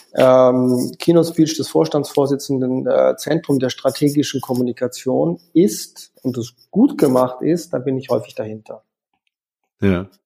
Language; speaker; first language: German; native; German